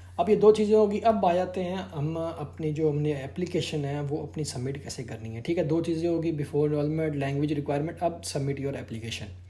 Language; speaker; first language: Urdu; non-native, local second language; Punjabi